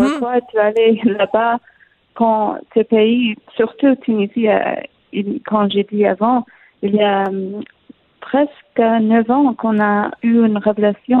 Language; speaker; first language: French; non-native, learner; Arabic